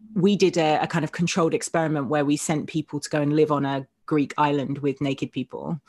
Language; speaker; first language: English; native; English